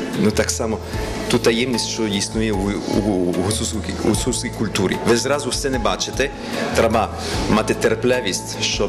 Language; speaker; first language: Ukrainian; early bilingual, heritage; Ukrainian